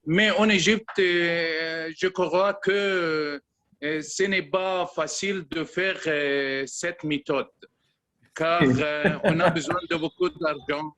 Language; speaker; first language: French; non-native, learner; Arabic